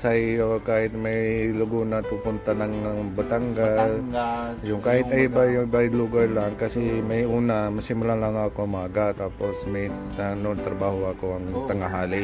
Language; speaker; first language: Filipino; non-native, learner; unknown